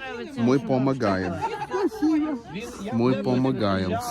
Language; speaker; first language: Russian; non-native, learner; English